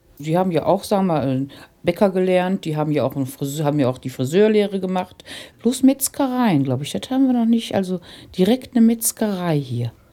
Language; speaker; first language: German; native; German